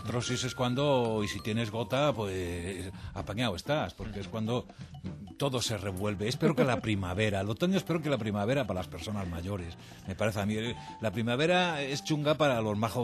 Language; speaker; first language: Spanish; native; Spanish